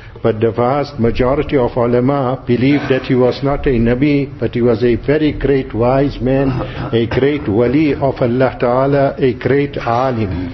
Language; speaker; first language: English; native; English